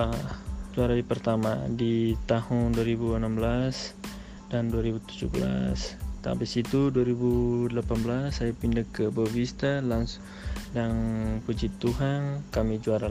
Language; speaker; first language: Indonesian; non-native, local second language; Tetum